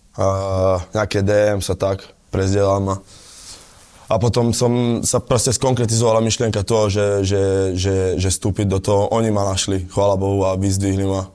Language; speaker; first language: Slovak; early bilingual, other home language; Italian